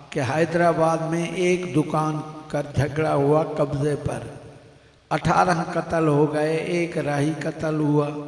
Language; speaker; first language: Urdu; native; Urdu